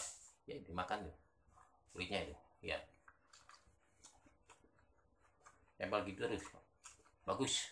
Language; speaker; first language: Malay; non-native, local second language; Javanese